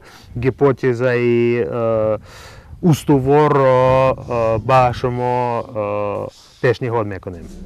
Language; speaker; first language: Persian; non-native, fluent; Russian